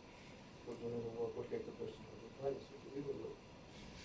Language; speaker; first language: French; non-native, learner; English